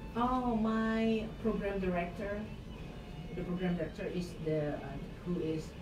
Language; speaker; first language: English; non-native, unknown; Indonesian